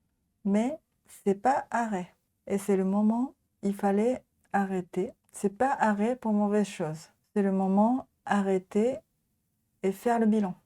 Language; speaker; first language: French; non-native, learner; Japanese